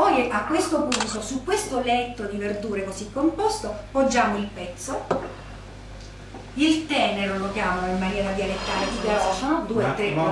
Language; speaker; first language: Italian; native; Italian